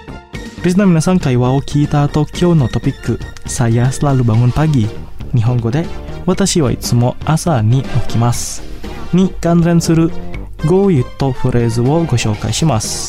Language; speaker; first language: Japanese; non-native, fluent; Indonesian